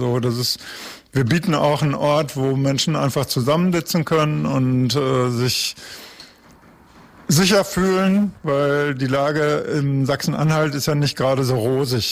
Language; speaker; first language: German; native; German